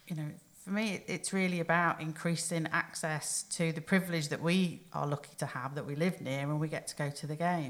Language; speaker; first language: English; native; English